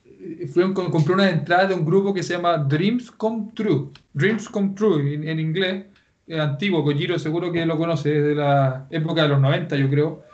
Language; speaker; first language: Spanish; native; Spanish